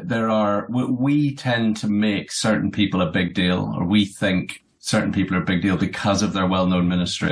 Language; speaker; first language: English; native; English